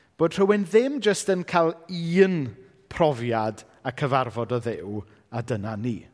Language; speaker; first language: Welsh; native; Welsh